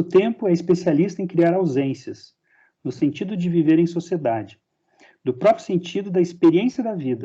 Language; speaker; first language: Portuguese; native; Portuguese